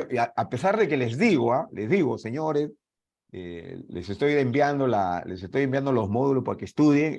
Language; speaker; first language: Spanish; native; Spanish